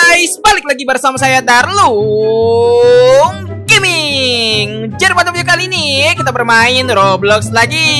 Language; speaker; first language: Indonesian; native; Indonesian